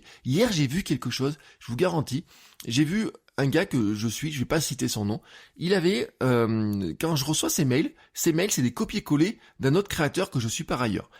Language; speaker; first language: French; native; French